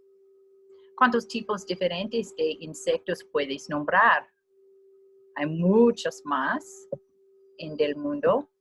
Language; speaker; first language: Spanish; non-native, learner; English